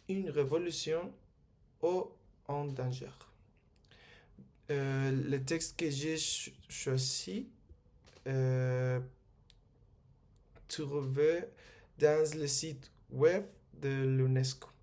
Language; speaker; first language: French; non-native, learner; Spanish